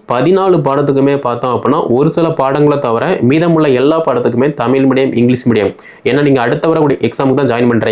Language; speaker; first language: Tamil; native; Tamil